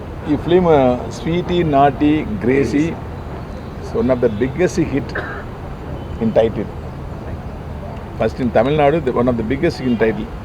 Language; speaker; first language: Telugu; non-native, learner; Tamil